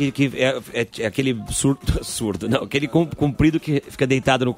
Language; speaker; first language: Portuguese; native; Portuguese